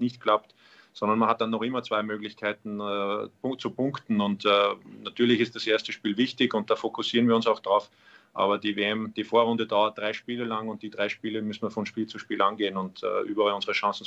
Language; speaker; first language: German; native; German